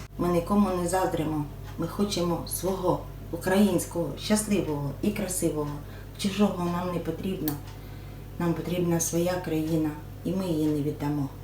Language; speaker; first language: Ukrainian; non-native, local second language; Russian